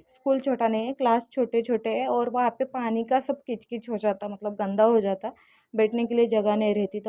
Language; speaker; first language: Hindi; non-native, local second language; Marathi